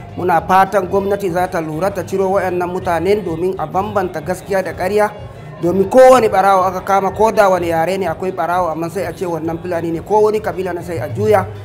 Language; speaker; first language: Hausa; non-native, local second language; Fula